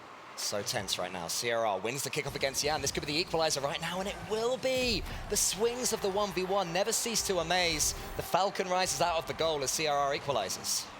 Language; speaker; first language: English; native; English